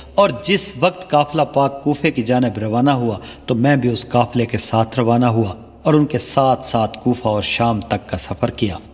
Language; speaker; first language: Urdu; non-native, local second language; Saraiki